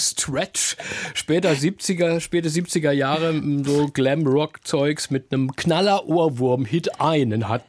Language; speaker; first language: German; native; German